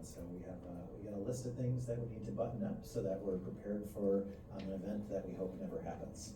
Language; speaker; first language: English; native; English